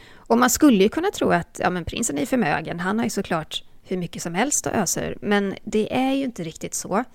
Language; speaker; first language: Swedish; native; Swedish